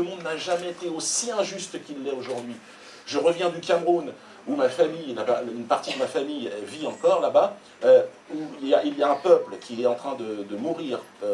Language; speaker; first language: French; native; French